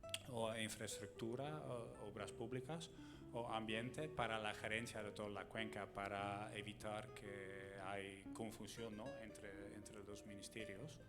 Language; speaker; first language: Spanish; non-native, fluent; Dutch